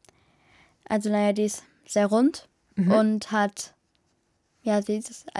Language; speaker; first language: German; early bilingual, other home language; Kurdish